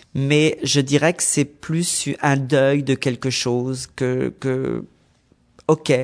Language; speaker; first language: French; native; French